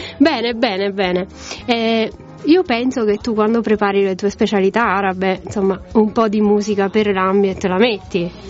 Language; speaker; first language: Italian; native; Italian